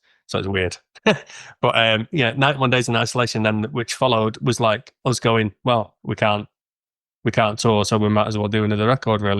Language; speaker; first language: English; native; English